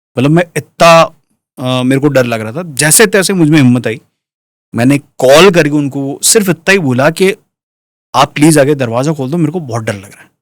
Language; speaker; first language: Hindi; native; Hindi